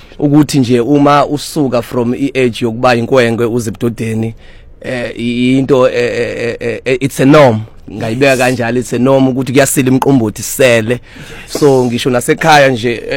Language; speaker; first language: Zulu; non-native, local second language; Xhosa